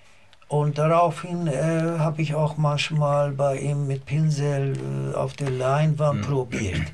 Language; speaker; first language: German; non-native, learner; Azerbaijani